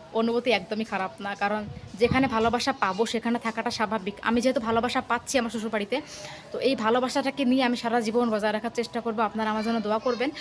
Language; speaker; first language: Bangla; native; Bangla